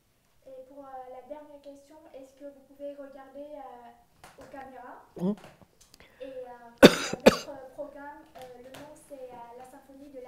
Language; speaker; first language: French; non-native, fluent; Vietnamese